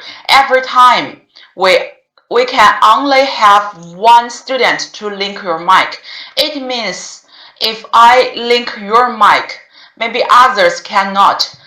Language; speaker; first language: English; non-native, learner; Chinese